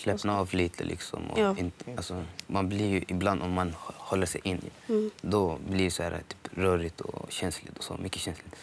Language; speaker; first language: Swedish; non-native, fluent; Somali